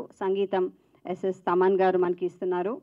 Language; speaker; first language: Telugu; native; Telugu